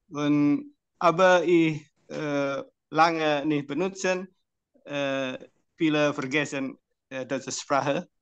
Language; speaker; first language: German; non-native, learner; Indonesian